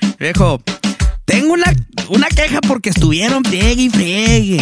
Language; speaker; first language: Spanish; early bilingual, other home language; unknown